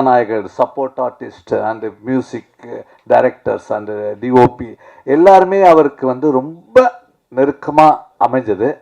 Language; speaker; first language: Tamil; native; Tamil